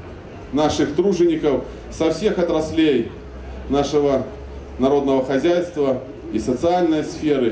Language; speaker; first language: Russian; native; Russian